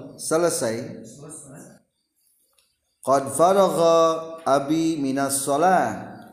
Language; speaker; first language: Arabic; non-native, fluent; Indonesian